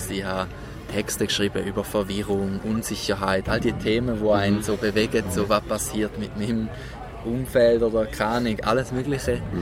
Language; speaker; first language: German; native; German